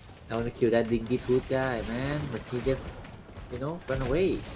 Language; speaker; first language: English; non-native, learner; Thai